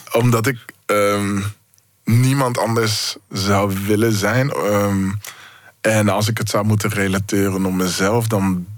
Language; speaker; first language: Dutch; native; Dutch